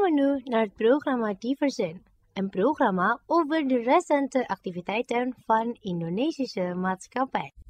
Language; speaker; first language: Dutch; non-native, fluent; Indonesian